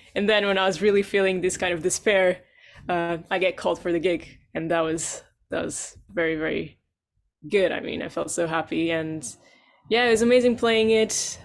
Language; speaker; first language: English; non-native, fluent; Portuguese